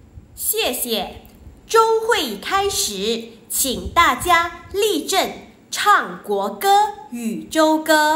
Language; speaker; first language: Chinese; native; Chinese